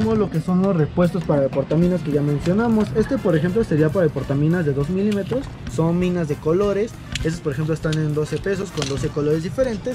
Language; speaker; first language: Spanish; native; Spanish